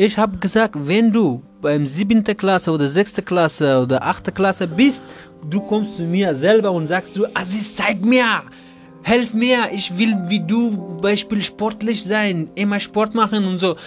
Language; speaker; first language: German; non-native, learner; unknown